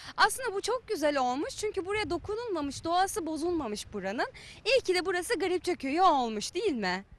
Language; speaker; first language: Turkish; native; Turkish